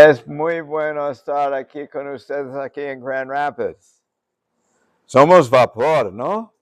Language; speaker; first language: Spanish; non-native, fluent; English